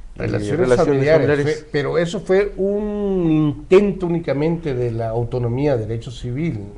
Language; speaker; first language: Spanish; native; Spanish